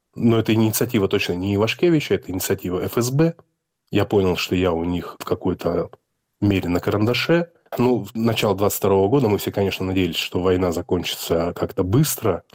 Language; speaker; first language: Russian; native; Russian